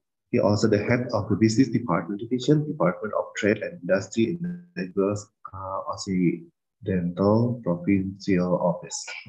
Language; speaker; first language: English; non-native, fluent; Indonesian